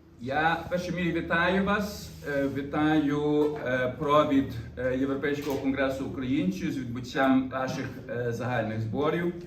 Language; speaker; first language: Ukrainian; early bilingual, heritage; Ukrainian